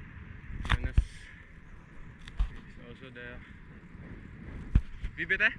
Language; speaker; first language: German; non-native, learner; Filipino